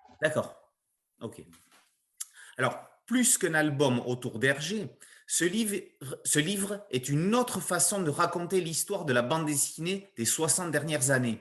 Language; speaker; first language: French; native; French